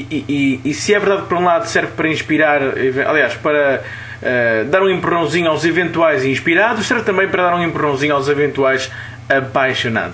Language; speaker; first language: Portuguese; native; Portuguese